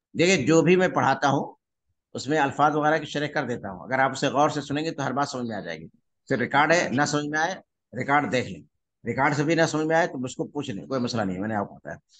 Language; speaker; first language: Urdu; native; Urdu